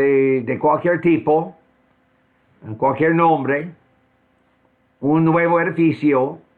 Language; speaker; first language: Spanish; non-native, fluent; English